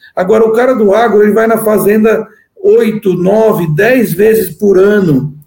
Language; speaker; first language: Portuguese; native; Portuguese